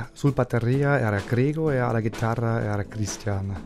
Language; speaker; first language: Italian; non-native, learner; German